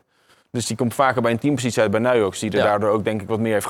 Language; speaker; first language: Dutch; native; Dutch